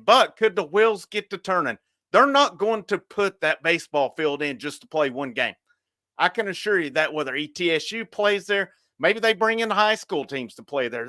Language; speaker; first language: English; native; English